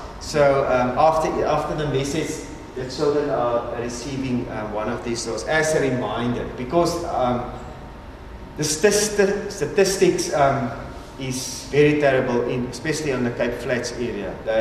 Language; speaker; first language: English; non-native, local second language; Afrikaans